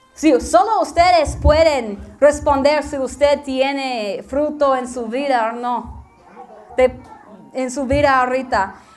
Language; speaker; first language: Spanish; non-native, learner; English